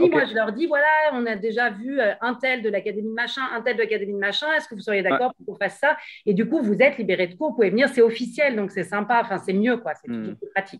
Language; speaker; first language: French; native; French